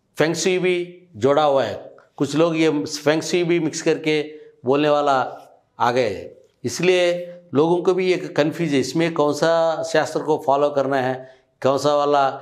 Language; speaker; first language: Hindi; non-native, local second language; Telugu